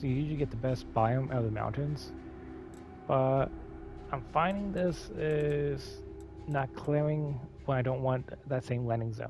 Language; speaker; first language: English; native; English